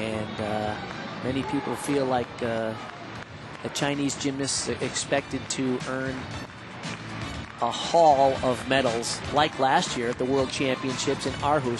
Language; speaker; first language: English; native; English